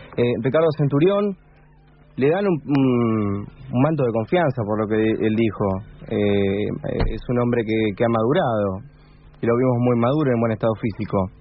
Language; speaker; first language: Spanish; native; Spanish